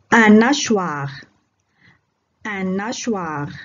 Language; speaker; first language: French; non-native, local second language; Arabic